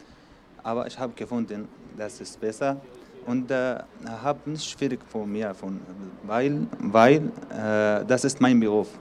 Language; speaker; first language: German; non-native, learner; Arabic